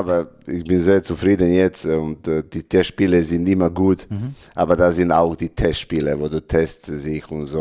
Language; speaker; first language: German; non-native, learner; Serbian